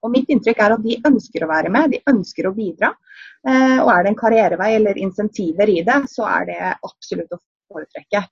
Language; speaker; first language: Norwegian; native; Norwegian